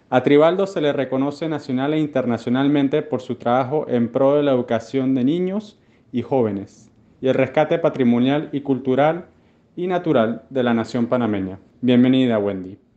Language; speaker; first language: Spanish; native; Spanish